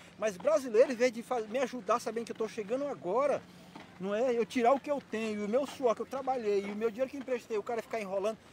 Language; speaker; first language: Portuguese; native; Portuguese